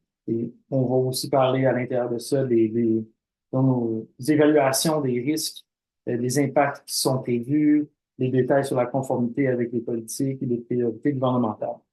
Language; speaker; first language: French; native; French